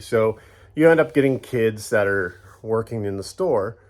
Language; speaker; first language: English; native; English